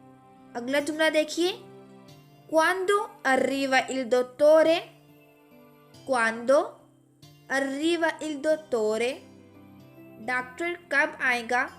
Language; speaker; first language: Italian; non-native, fluent; Urdu